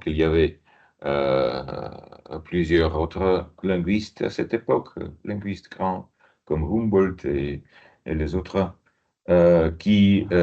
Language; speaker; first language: French; non-native, fluent; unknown